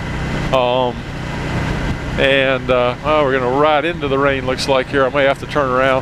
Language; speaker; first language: English; native; English